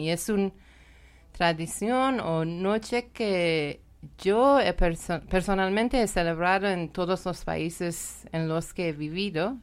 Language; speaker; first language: Spanish; non-native, learner; Persian